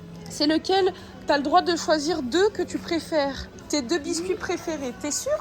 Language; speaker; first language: French; native; French